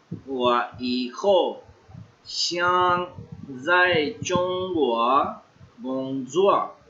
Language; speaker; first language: Chinese; non-native, fluent; Urdu